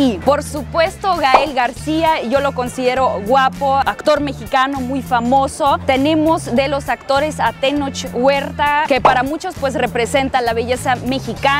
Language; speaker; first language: Spanish; non-native, fluent; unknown